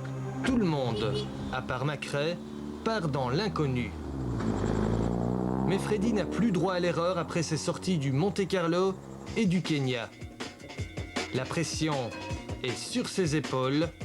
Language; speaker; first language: French; native; French